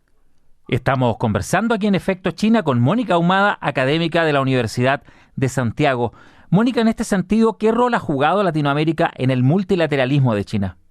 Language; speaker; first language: Spanish; native; Spanish